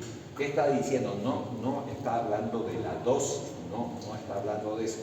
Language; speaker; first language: Spanish; native; Spanish